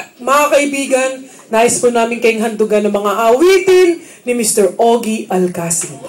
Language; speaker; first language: Filipino; native; Filipino